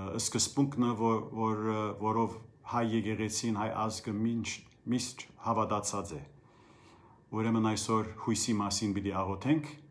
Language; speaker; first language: Armenian; early bilingual, heritage; Armenian